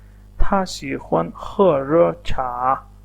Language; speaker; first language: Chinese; non-native, fluent; Urdu